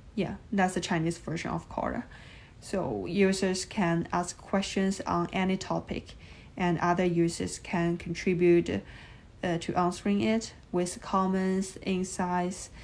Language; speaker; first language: English; non-native, fluent; Chinese